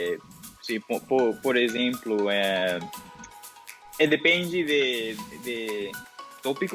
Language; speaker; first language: Portuguese; non-native, learner; Spanish